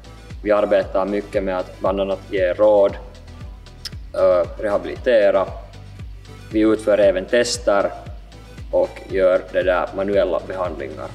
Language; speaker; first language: Swedish; native; Swedish